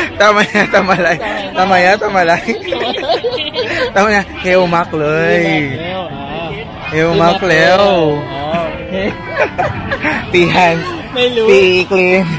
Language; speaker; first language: Thai; non-native, learner; Filipino